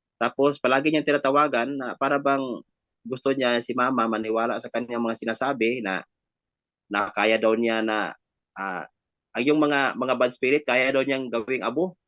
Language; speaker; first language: Filipino; non-native, local second language; Hiligaynon